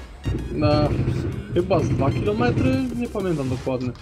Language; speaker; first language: Polish; native; Polish